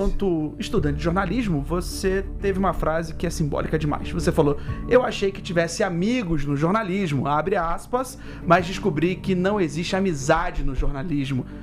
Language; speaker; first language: Portuguese; native; Portuguese